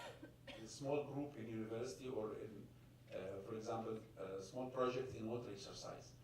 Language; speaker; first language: English; non-native, fluent; Arabic